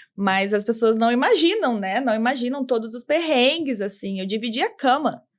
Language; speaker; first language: Portuguese; native; Portuguese